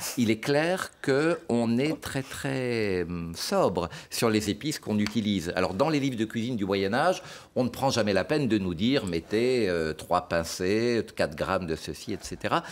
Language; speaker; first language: French; native; French